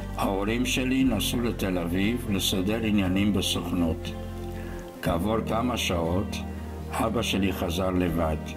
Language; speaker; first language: Hebrew; non-native, fluent; Romanian